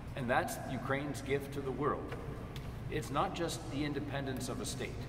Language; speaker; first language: English; early bilingual, other home language; Ukrainian